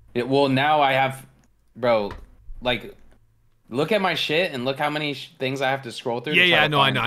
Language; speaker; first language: English; native; English